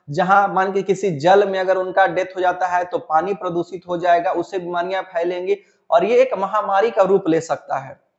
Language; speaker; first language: Hindi; native; Hindi